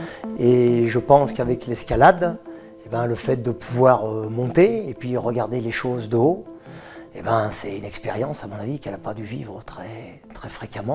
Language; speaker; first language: French; native; French